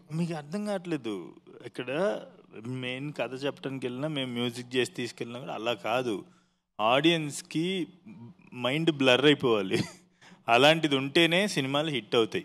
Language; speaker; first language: Telugu; native; Telugu